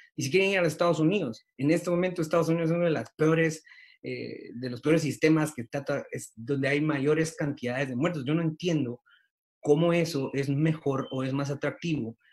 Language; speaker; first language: Spanish; native; Spanish